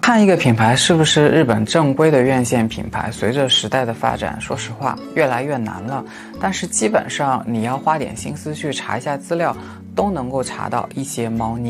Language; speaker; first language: Chinese; native; Chinese